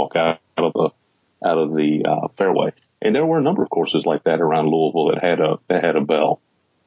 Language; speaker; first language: English; native; English